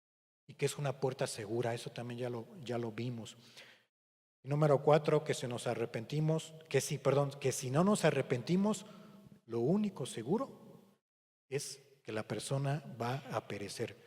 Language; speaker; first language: Spanish; native; Spanish